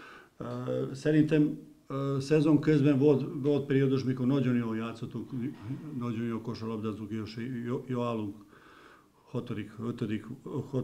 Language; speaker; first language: Hungarian; non-native, learner; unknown